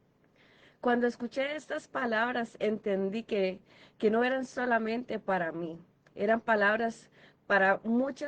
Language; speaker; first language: Spanish; native; Spanish